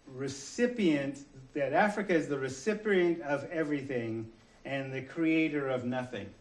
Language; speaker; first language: English; native; English